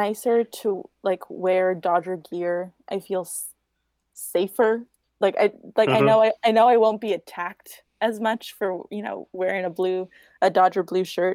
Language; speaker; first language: English; native; English